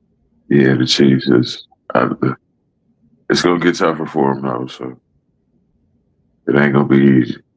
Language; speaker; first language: English; native; English